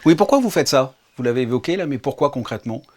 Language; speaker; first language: French; native; French